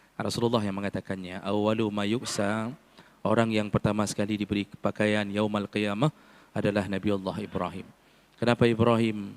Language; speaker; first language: Malay; non-native, local second language; Achinese